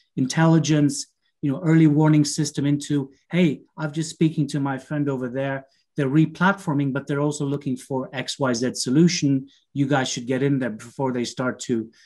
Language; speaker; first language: English; native; English